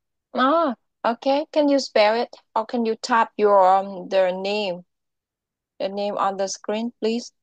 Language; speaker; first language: English; non-native, local second language; Vietnamese